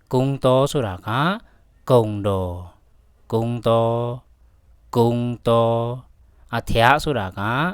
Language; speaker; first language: Burmese; non-native, local second language; Pa'o Karen